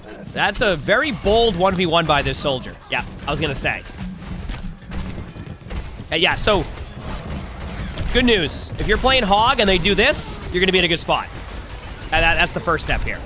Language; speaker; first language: English; native; English